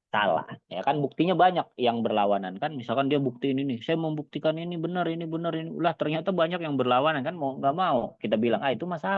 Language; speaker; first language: Indonesian; native; Indonesian